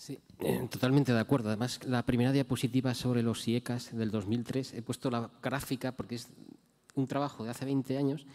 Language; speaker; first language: Spanish; native; Spanish